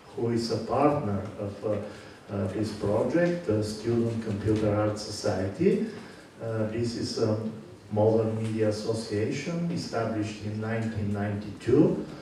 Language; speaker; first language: English; non-native, fluent; Bulgarian